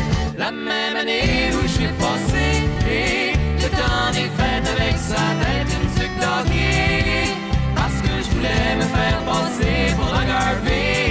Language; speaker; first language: French; native; French